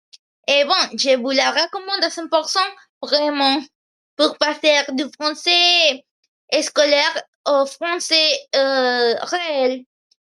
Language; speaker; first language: French; non-native, learner; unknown